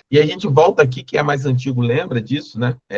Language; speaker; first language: Portuguese; native; Portuguese